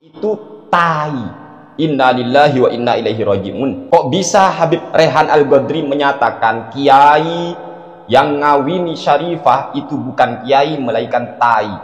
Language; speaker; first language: Indonesian; non-native, local second language; Madurese